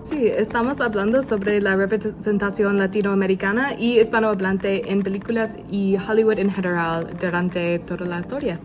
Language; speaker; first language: Spanish; non-native, learner; English